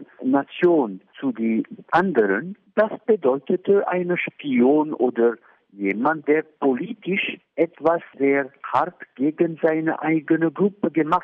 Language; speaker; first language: German; non-native, fluent; Arabic